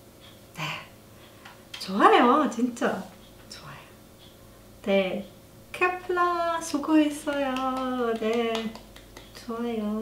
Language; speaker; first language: Korean; non-native, learner; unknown